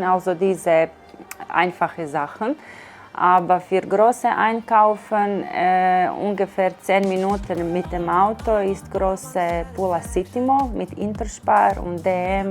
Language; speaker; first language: German; non-native, fluent; Croatian